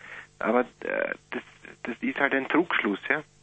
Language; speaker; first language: German; native; German